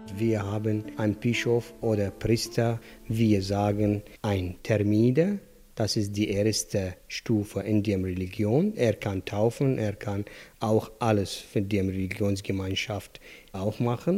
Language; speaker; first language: German; non-native, fluent; Arabic